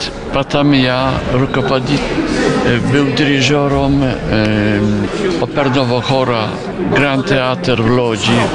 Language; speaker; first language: Russian; non-native, fluent; Polish